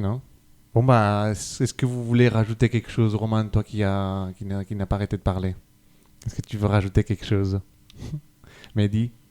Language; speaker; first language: French; native; French